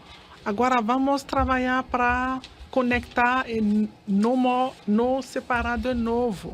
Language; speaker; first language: Portuguese; non-native, learner; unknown